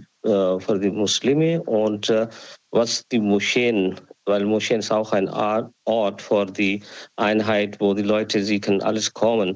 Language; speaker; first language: German; non-native, learner; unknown